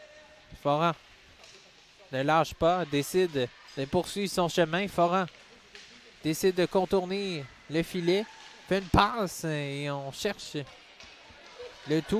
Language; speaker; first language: French; native; French